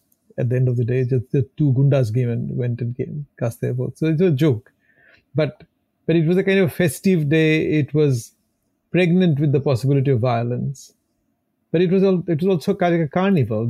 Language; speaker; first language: English; non-native, local second language; Bangla